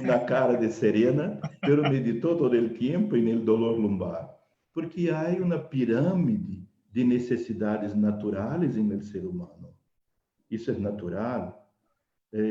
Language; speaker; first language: Spanish; non-native, fluent; Portuguese